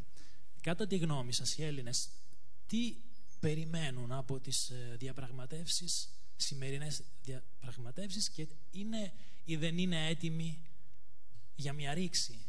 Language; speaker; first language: Greek; early bilingual, other home language; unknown